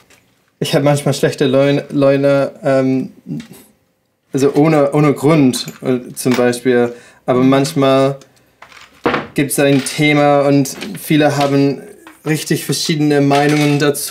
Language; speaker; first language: German; non-native, learner; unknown